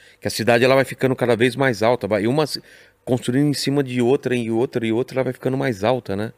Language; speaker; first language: Portuguese; native; Portuguese